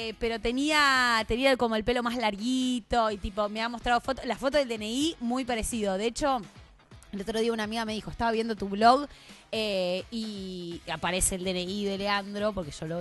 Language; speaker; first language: Spanish; native; Spanish